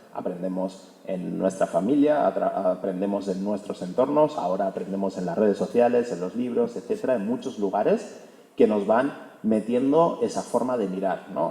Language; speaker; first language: Spanish; early bilingual, other home language; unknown